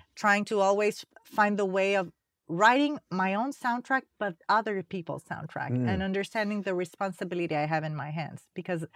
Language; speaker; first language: English; non-native, fluent; Spanish